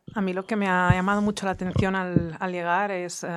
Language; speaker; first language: Spanish; native; Spanish